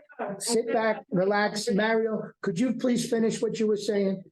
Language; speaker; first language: English; native; English